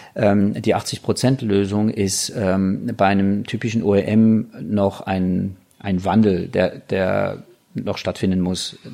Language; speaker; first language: German; non-native, fluent; French